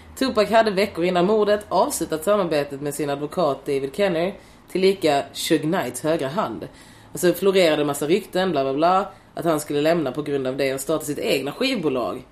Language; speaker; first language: Swedish; native; Swedish